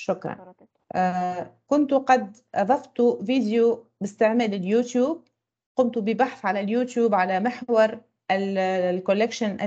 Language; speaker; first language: Arabic; native; Arabic